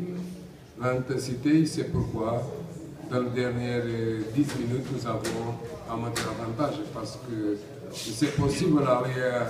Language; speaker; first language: French; non-native, learner; Portuguese